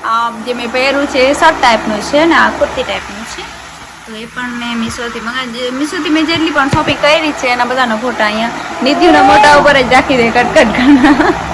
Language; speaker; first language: Gujarati; non-native, local second language; Kachhi